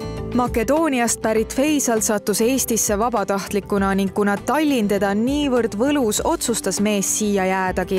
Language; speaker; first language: Estonian; native; Estonian